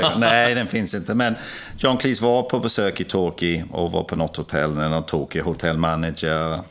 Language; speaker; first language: Swedish; non-native, fluent; English